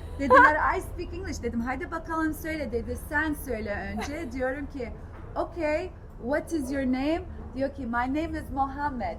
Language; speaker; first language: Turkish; early bilingual, heritage; Turkish